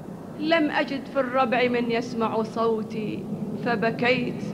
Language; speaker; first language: Arabic; native; Arabic